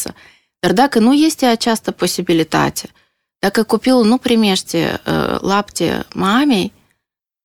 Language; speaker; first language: Romanian; non-native, local second language; Russian